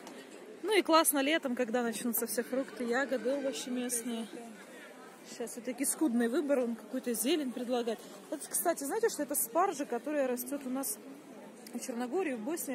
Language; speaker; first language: Russian; native; Russian